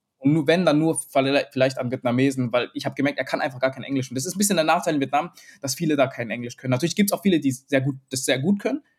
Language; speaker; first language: German; early bilingual, other home language; Vietnamese